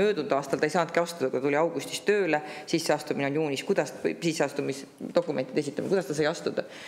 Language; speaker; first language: Estonian; native; Estonian